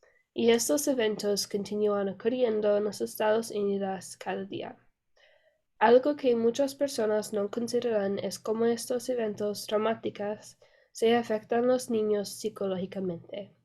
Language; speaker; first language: Spanish; non-native, learner; English